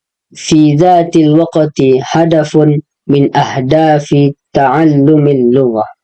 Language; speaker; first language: Arabic; non-native, learner; Indonesian